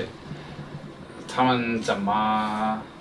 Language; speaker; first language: Chinese; non-native, learner; English